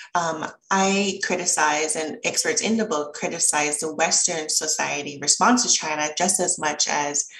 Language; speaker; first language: English; early bilingual, other home language; Chinese